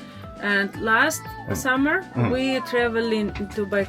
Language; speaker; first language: English; non-native, learner; Russian